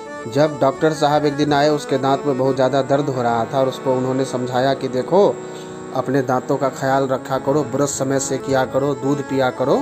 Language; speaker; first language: Hindi; native; Hindi